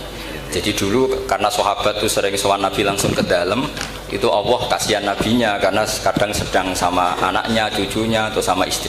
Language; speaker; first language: Indonesian; non-native, local second language; Javanese